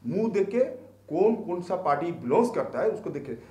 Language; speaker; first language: Hindi; non-native, local second language; Bangla